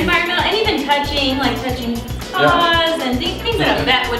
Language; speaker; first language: English; native; English